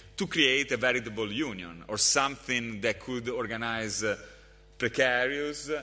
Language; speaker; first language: English; non-native, fluent; Italian